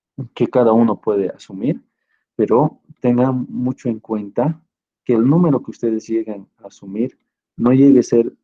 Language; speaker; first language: Spanish; native; Spanish